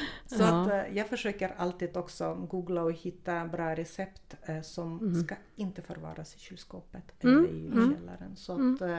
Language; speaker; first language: Swedish; non-native, fluent; Russian